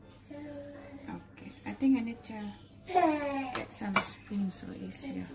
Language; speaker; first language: English; non-native, learner; Indonesian